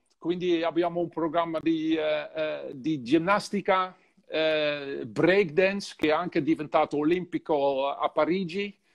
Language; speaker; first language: Italian; non-native, fluent; Dutch